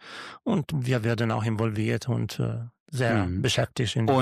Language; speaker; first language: German; non-native, learner; Italian